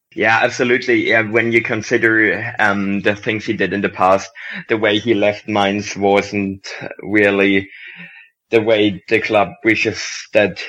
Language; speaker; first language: English; non-native, fluent; German